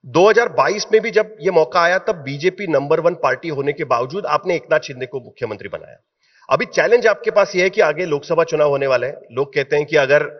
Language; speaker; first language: Hindi; native; Hindi